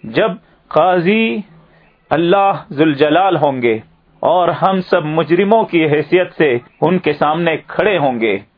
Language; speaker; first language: Urdu; native; Urdu